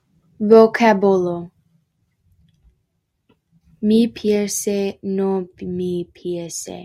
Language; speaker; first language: Italian; non-native, learner; Spanish